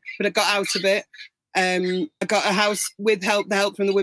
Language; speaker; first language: English; native; English